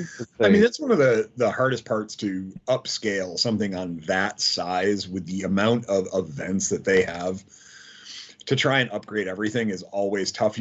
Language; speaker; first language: English; native; English